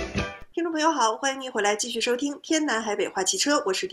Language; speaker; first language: Chinese; native; Chinese